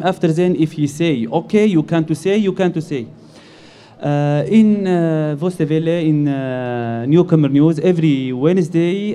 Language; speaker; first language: English; non-native, learner; Arabic